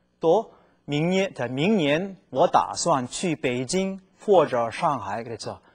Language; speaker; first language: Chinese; non-native, fluent; Korean